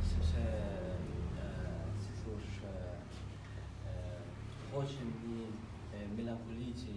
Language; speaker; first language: Italian; non-native, learner; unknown